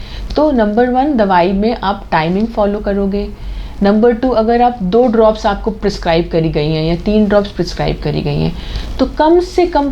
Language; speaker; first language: Hindi; native; Hindi